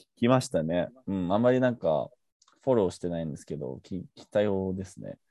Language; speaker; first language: Japanese; non-native, fluent; English